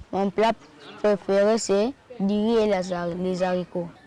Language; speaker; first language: French; non-native, local second language; Lingala